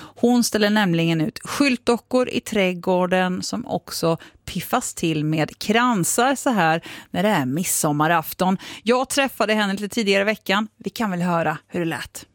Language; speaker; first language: Swedish; native; Swedish